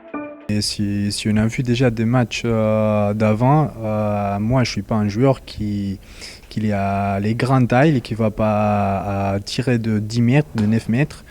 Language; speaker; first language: French; non-native, fluent; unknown